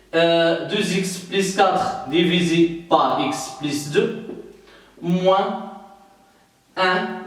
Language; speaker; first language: French; non-native, local second language; Arabic